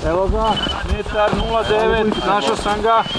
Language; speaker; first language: Bosnian; native; Bosnian